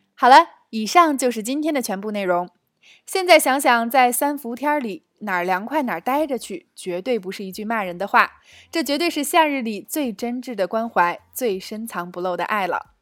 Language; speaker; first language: Chinese; native; Chinese